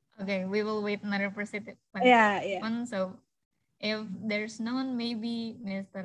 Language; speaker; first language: English; non-native, fluent; Indonesian